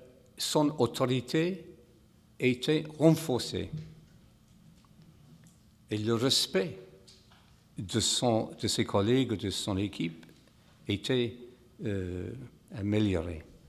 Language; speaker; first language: French; non-native, fluent; English